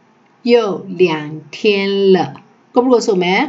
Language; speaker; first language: Chinese; non-native, fluent; Burmese